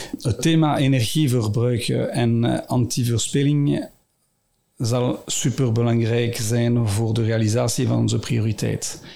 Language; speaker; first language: Dutch; non-native, local second language; French